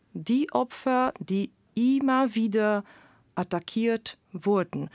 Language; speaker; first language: German; non-native, fluent; Polish